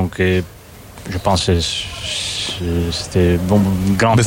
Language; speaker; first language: French; non-native, fluent; Russian